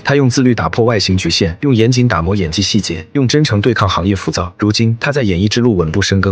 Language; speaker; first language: Chinese; native; Chinese